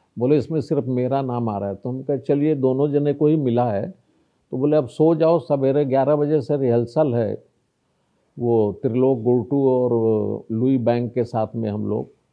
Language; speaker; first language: Hindi; native; Hindi